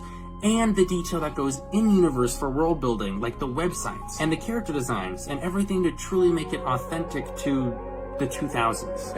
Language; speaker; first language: English; native; English